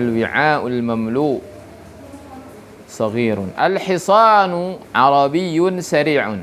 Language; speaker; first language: Arabic; non-native, fluent; Indonesian